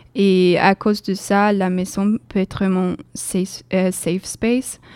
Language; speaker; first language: French; non-native, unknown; Swedish